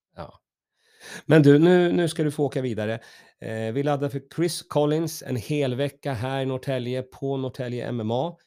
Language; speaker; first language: Swedish; native; Swedish